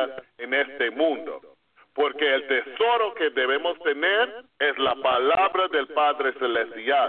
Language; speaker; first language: Spanish; non-native, fluent; English